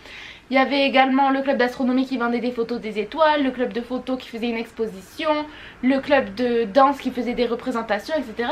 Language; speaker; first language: French; native; French